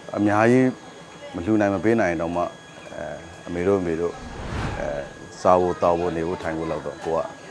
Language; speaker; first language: Burmese; non-native, local second language; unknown